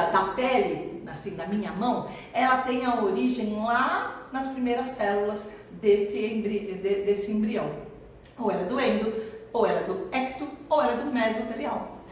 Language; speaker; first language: Portuguese; native; Portuguese